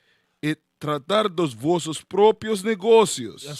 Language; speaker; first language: Portuguese; non-native, learner; Spanish